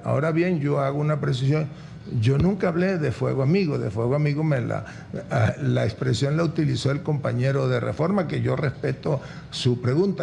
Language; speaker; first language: Spanish; native; Spanish